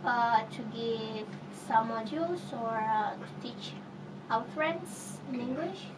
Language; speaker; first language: English; non-native, fluent; Indonesian